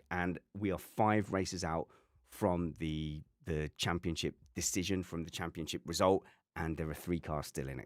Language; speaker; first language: English; native; English